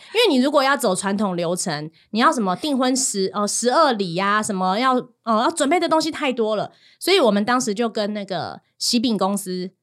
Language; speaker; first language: Chinese; native; Chinese